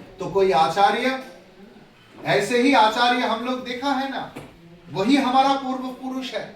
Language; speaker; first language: Hindi; non-native, local second language; Bangla